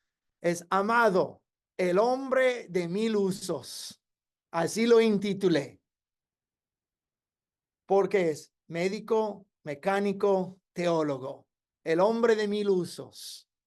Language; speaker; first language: Spanish; non-native, fluent; English